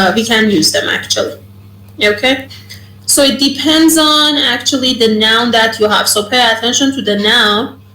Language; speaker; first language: English; non-native, fluent; Persian